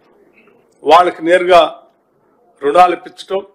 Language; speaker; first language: Telugu; native; Telugu